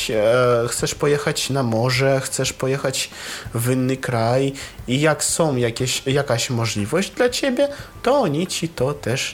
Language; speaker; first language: Polish; non-native, fluent; Russian